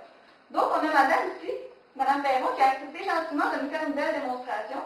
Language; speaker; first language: French; native; French